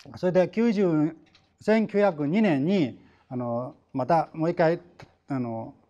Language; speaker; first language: Japanese; non-native, fluent; Chinese